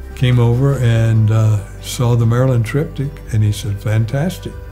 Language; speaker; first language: English; native; English